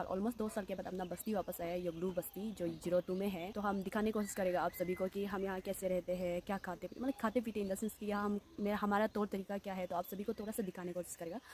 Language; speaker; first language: Hindi; non-native, local second language; Nyishi